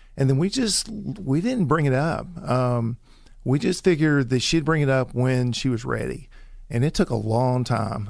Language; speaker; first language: English; native; English